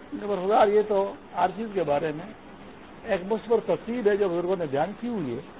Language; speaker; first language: Urdu; non-native, local second language; Pashto